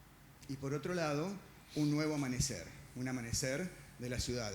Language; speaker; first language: Spanish; native; Spanish